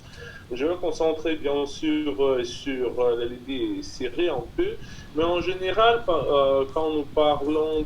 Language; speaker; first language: French; non-native, fluent; Russian